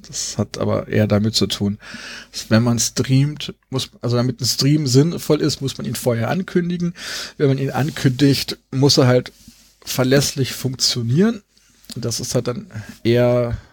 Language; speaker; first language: German; native; German